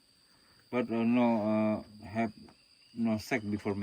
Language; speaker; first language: English; non-native, learner; Indonesian